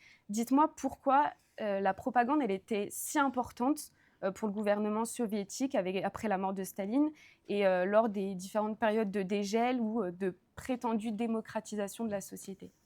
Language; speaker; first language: French; native; French